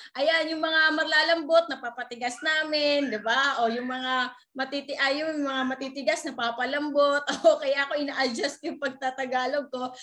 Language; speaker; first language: Filipino; non-native, local second language; Waray